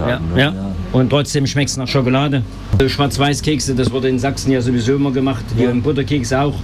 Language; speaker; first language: German; native; German